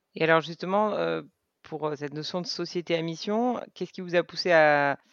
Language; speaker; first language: French; native; French